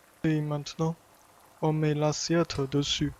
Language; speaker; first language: French; non-native, learner; Chinese